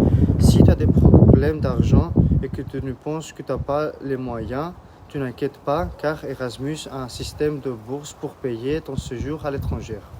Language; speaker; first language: French; early bilingual, other home language; Greek